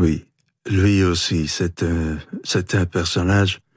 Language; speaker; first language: French; non-native, fluent; Italian